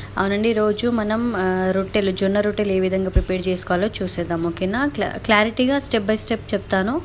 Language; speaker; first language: Telugu; non-native, local second language; Lambadi